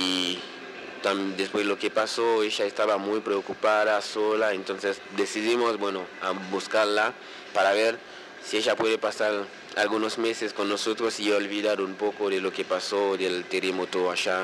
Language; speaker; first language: Spanish; non-native, local second language; Haitian Creole